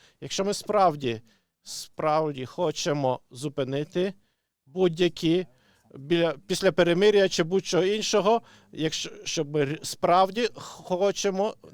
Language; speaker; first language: Ukrainian; non-native, local second language; Russian